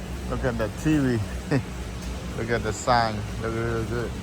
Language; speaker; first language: English; non-native, learner; Khmer